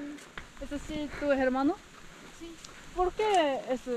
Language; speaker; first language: Spanish; non-native, learner; Korean